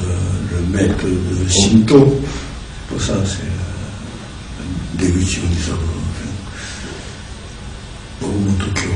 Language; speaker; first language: French; non-native, learner; Japanese